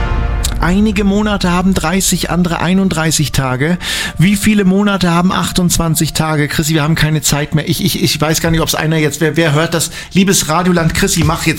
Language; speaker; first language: German; native; German